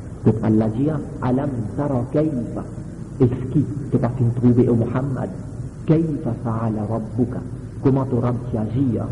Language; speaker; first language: French; non-native, local second language; Morisyen